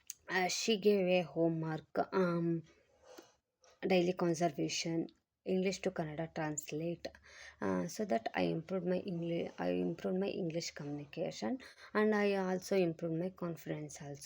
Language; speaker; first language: English; non-native, learner; Kannada